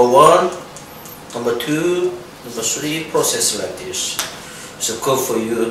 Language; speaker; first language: English; non-native, learner; Korean